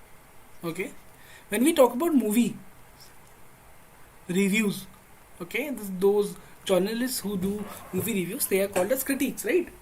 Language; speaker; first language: English; non-native, local second language; Hindi